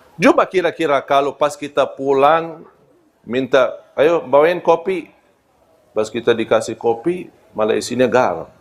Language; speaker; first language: Malay; non-native, fluent; Arabic